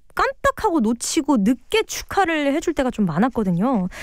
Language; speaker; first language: Korean; native; Korean